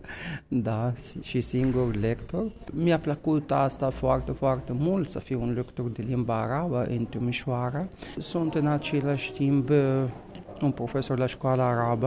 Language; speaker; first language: Romanian; non-native, fluent; Arabic